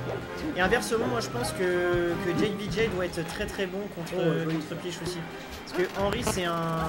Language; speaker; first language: French; native; French